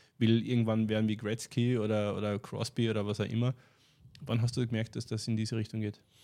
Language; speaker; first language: German; native; German